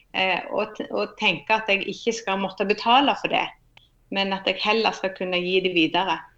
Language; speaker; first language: Norwegian; native; Norwegian